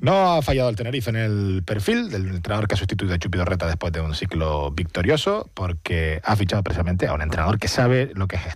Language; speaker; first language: Spanish; native; Spanish